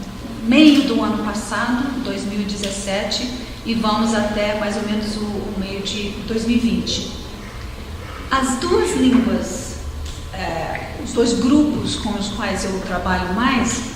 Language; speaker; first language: Portuguese; non-native, fluent; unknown